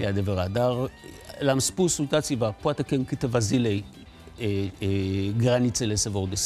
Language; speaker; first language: Romanian; non-native, fluent; Hebrew